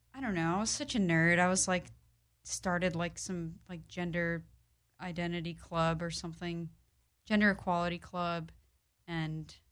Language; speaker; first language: English; early bilingual, other home language; Polish